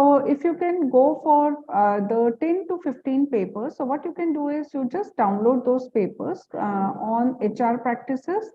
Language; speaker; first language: English; non-native, local second language; Hindi